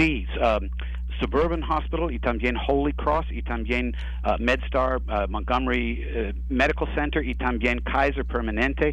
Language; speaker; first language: Spanish; non-native, learner; English